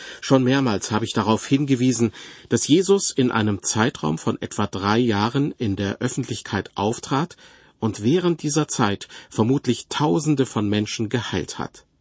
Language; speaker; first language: German; native; German